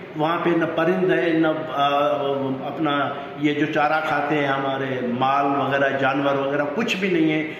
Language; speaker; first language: Urdu; non-native, local second language; Sindhi